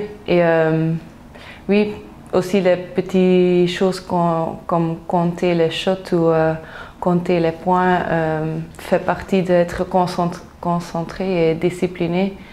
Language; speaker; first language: French; non-native, local second language; Dutch